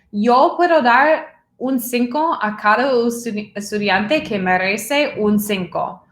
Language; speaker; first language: Spanish; non-native, fluent; English